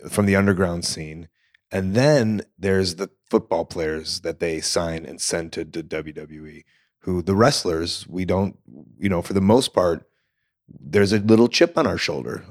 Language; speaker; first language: English; native; English